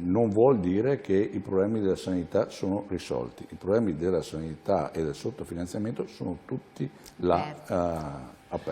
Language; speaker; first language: Italian; native; Italian